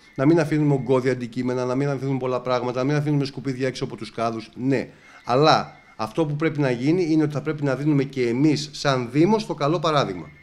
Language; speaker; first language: Greek; native; Greek